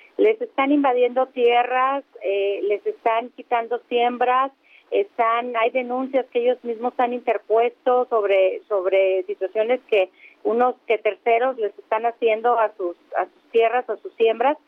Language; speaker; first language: Spanish; native; Spanish